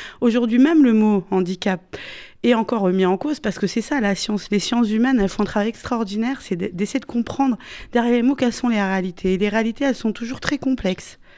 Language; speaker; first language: French; native; French